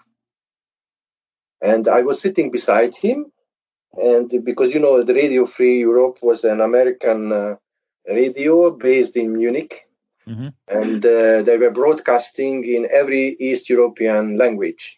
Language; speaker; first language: English; early bilingual, other home language; Hungarian